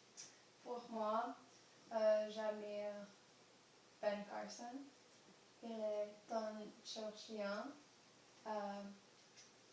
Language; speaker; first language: French; non-native, learner; English